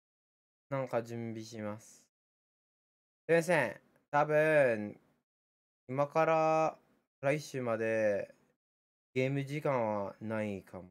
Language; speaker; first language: Japanese; early bilingual, heritage; Japanese